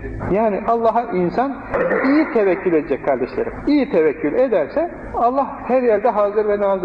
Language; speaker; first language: Turkish; native; Turkish